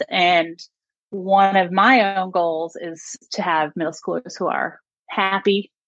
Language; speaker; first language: English; native; English